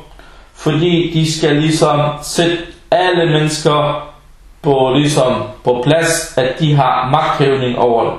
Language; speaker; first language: Danish; early bilingual, other home language; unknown